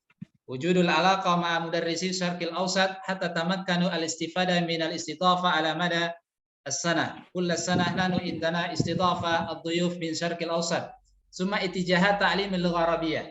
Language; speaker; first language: Arabic; non-native, fluent; Indonesian